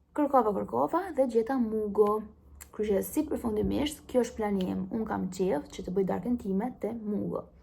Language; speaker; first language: Albanian; early bilingual, heritage; Albanian